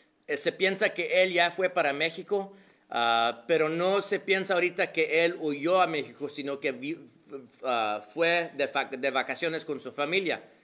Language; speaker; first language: Spanish; early bilingual, other home language; English